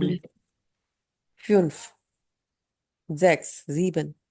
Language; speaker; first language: German; non-native, fluent; Hindi